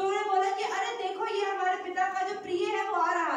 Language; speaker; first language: Hindi; native; Hindi